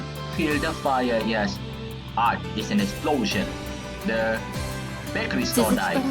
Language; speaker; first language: English; non-native, local second language; Malay